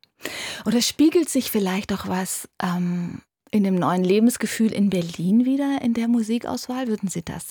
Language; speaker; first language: German; native; German